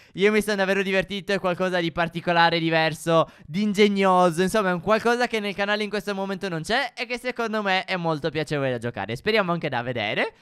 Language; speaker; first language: Italian; native; Italian